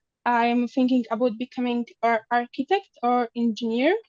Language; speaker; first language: English; non-native, learner; Polish